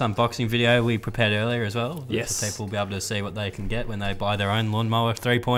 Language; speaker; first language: English; native; English